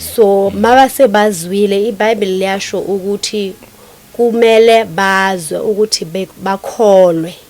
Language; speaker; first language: Zulu; non-native, local second language; Southern Sotho